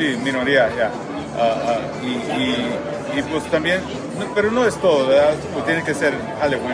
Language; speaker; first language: Spanish; early bilingual, heritage; Spanish